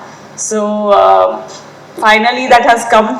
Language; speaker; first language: Tamil; non-native, fluent; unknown